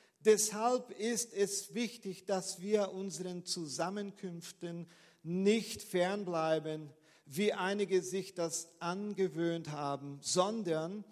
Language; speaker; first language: German; non-native, fluent; Portuguese